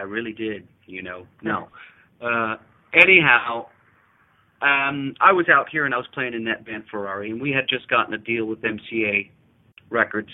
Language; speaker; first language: English; native; English